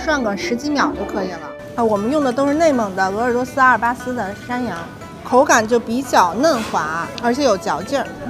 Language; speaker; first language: Chinese; native; Chinese